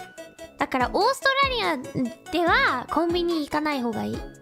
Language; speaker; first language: Japanese; non-native, learner; English